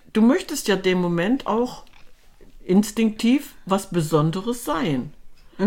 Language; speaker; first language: German; native; German